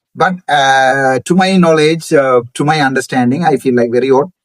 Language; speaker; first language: English; non-native, local second language; Tamil